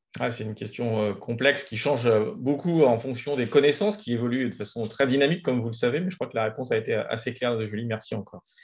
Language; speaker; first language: French; native; French